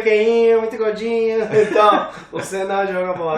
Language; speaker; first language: Portuguese; non-native, learner; English